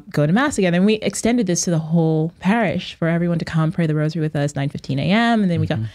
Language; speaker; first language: English; native; English